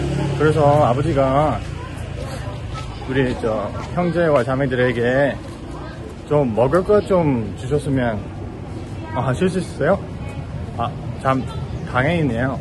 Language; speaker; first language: Korean; non-native, fluent; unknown